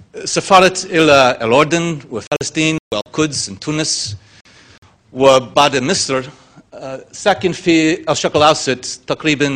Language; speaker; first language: Arabic; non-native, learner; English